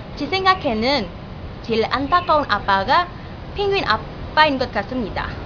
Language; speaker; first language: Korean; non-native, learner; Indonesian